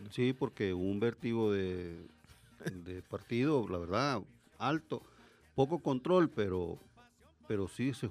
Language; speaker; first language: Spanish; native; Spanish